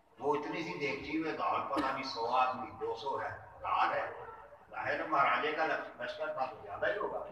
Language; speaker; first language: Urdu; non-native, local second language; Punjabi